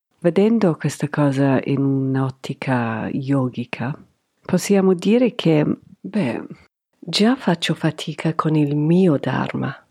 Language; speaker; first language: Italian; non-native, fluent; English